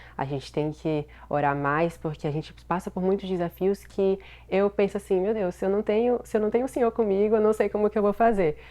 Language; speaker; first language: Portuguese; native; Portuguese